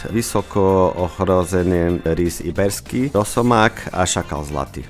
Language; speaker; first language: Slovak; non-native, learner; Portuguese